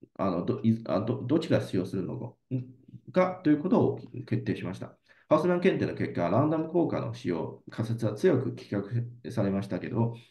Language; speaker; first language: Japanese; non-native, fluent; Chinese